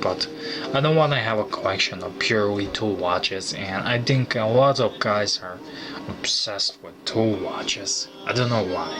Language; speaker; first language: English; non-native, fluent; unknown